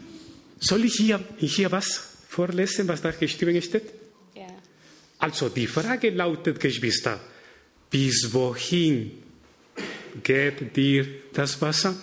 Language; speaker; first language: German; non-native, fluent; Spanish